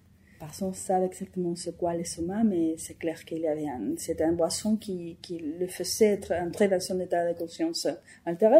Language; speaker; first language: French; non-native, fluent; Spanish